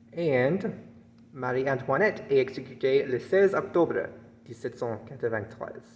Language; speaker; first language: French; non-native, fluent; English